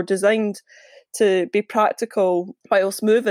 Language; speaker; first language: English; native; English